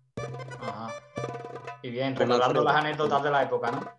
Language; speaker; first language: Spanish; native; Spanish